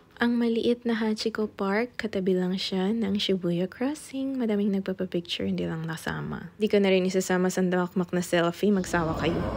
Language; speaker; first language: Filipino; non-native, local second language; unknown